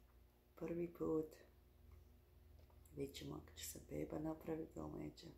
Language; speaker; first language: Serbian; early bilingual, heritage; Bosnian